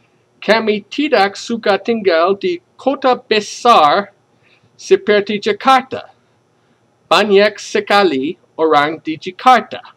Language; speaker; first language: Indonesian; non-native, learner; English